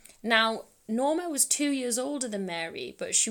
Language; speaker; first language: English; native; English